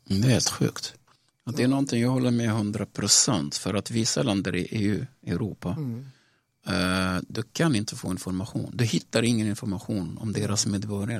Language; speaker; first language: Swedish; non-native, fluent; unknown